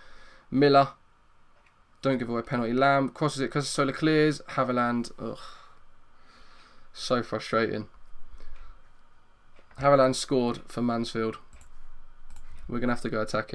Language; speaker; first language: English; native; English